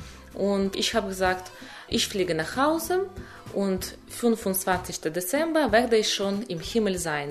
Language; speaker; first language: German; non-native, learner; Ukrainian